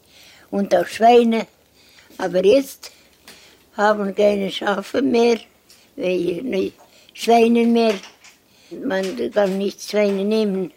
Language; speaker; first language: German; non-native, learner; Estonian